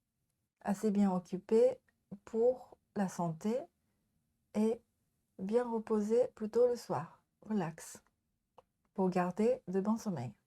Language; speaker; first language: French; non-native, learner; Japanese